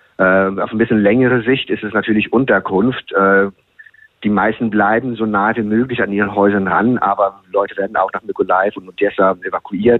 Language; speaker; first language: German; non-native, fluent; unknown